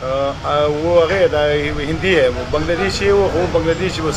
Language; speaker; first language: Hindi; non-native, learner; Pashto